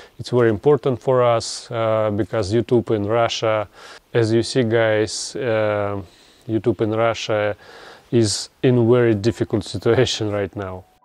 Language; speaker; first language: English; non-native, learner; Russian